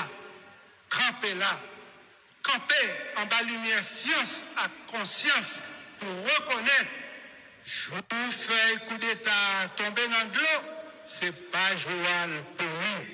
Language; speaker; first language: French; non-native, local second language; Haitian Creole